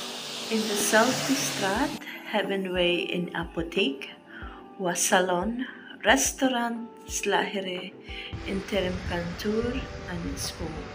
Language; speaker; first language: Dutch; non-native, learner; Filipino